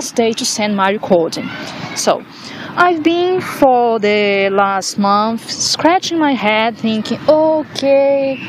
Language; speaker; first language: English; non-native, fluent; Portuguese